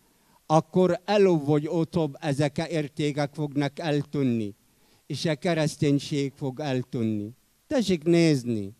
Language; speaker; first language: Hungarian; non-native, fluent; Arabic